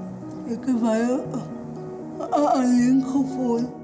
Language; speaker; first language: Dutch; non-native, learner; Afrikaans